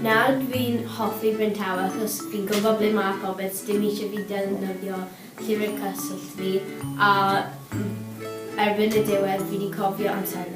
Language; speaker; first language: Welsh; non-native, local second language; English